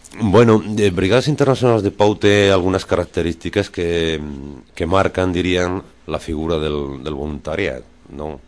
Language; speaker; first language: Catalan; non-native, local second language; Spanish